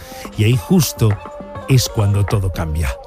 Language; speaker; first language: Spanish; native; Spanish